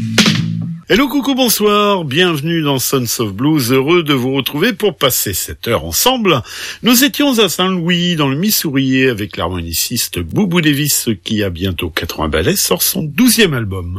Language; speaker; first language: French; native; French